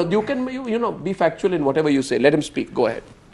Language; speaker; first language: English; non-native, local second language; Hindi